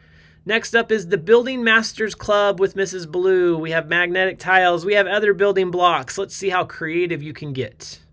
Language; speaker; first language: English; native; English